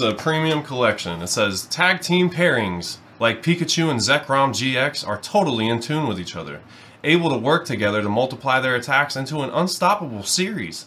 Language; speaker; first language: English; native; English